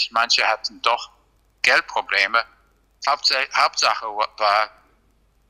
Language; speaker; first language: German; non-native, fluent; English